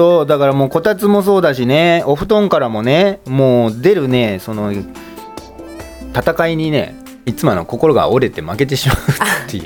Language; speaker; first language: Japanese; native; Japanese